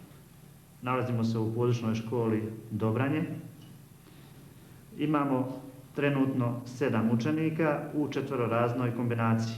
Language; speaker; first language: Bosnian; native; Bosnian